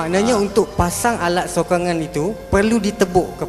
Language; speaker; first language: Malay; native; Malay